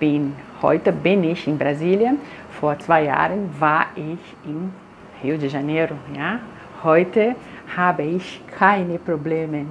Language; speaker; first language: German; non-native, fluent; Portuguese